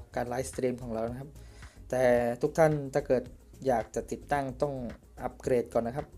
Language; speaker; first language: Thai; non-native, fluent; Khmer